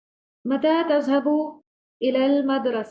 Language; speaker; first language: Arabic; non-native, fluent; Urdu